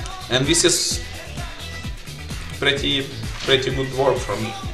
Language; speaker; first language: English; non-native, learner; Russian